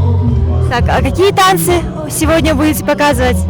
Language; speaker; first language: Russian; native; Russian